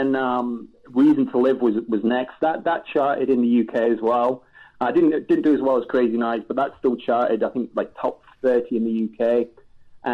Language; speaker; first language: English; native; English